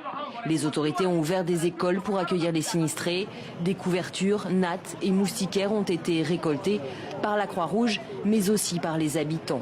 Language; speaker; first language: French; native; French